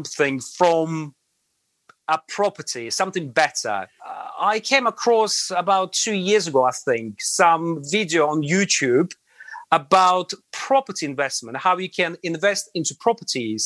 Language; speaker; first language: English; non-native, fluent; Latvian